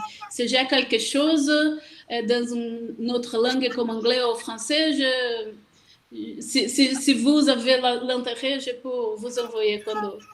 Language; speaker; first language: French; non-native, learner; Portuguese